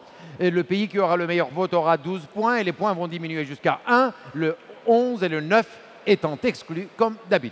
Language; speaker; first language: French; non-native, learner; Turkish